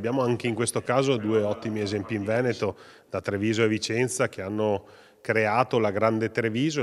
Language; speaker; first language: Italian; native; Italian